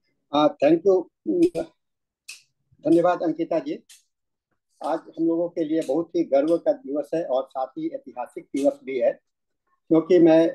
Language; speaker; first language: Hindi; native; Hindi